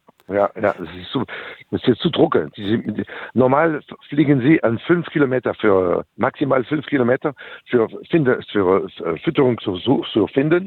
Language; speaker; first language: German; non-native, learner; French